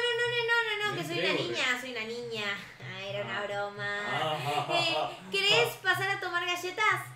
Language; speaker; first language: Spanish; native; Spanish